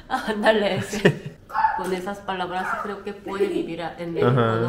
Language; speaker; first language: Spanish; non-native, fluent; Korean